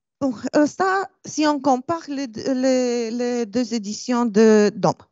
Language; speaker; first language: French; non-native, fluent; Romanian